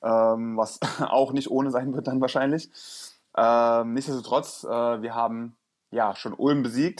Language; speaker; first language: German; native; German